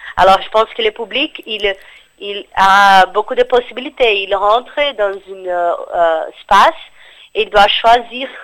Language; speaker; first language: French; non-native, fluent; Portuguese